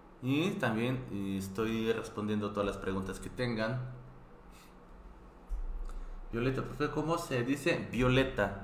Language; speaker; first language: Spanish; non-native, fluent; Korean